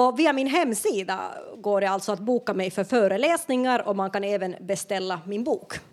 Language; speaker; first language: Swedish; non-native, local second language; Finnish